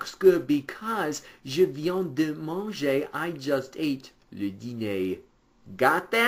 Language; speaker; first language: French; non-native, fluent; English